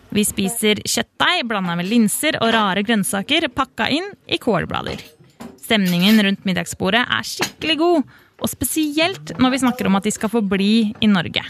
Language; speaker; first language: Norwegian; native; Norwegian